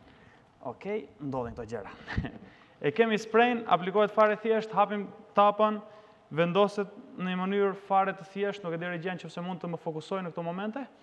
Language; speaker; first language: Albanian; native; Albanian